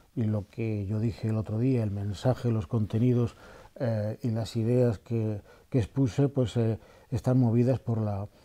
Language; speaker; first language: Spanish; native; Spanish